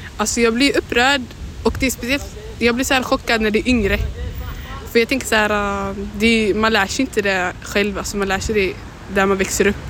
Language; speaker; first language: Swedish; early bilingual, other home language; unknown